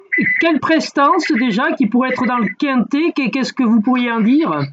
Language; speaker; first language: French; native; French